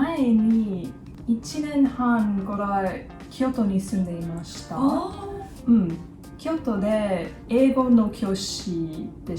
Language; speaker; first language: Japanese; non-native, learner; English